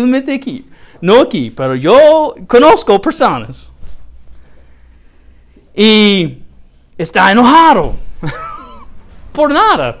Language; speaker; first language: Spanish; non-native, learner; English